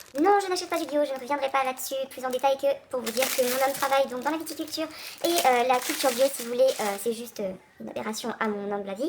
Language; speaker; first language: French; native; French